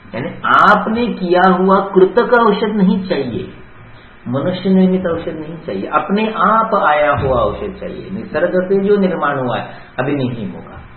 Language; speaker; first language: Hindi; non-native, local second language; Marathi